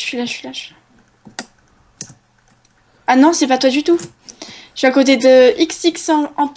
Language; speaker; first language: French; native; French